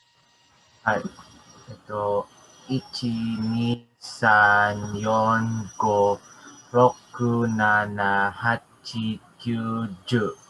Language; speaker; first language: Japanese; non-native, learner; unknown